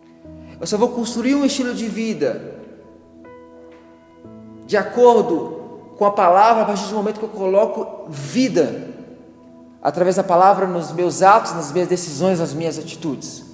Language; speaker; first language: Portuguese; native; Portuguese